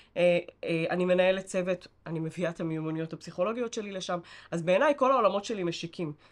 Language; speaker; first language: Hebrew; native; Hebrew